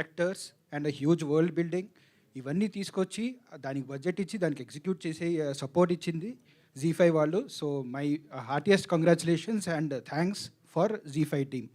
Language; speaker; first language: Telugu; native; Telugu